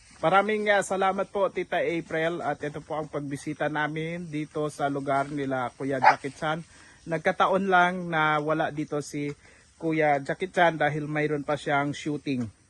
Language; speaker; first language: Filipino; native; Filipino